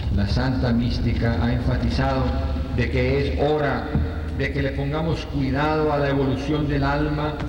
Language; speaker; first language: Spanish; native; Spanish